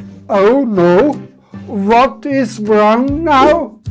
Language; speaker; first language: English; non-native, learner; German